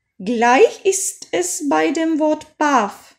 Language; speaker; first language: German; non-native, fluent; Czech